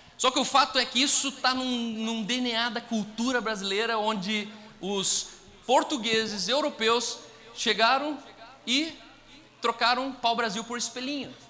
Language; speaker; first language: Portuguese; native; Portuguese